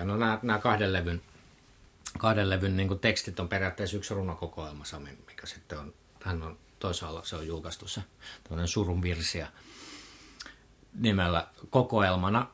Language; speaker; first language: Finnish; native; Finnish